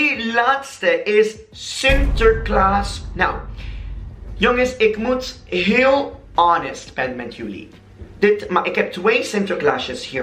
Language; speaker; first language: Dutch; non-native, learner; English